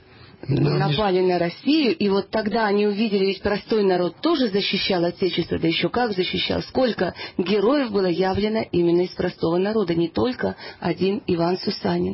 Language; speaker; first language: Russian; native; Russian